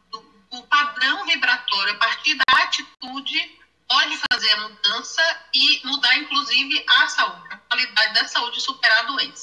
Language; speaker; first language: Portuguese; native; Portuguese